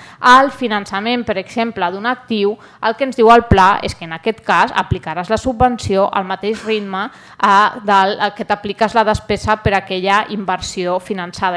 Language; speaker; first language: Catalan; native; Catalan